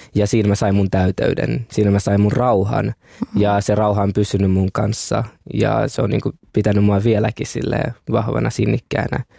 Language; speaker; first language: Finnish; early bilingual, other home language; Kinyarwanda